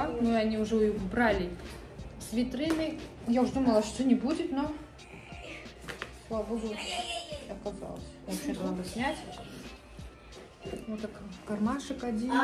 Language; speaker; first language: Russian; native; Russian